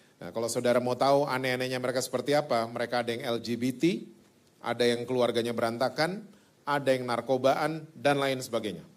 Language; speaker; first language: Indonesian; native; Indonesian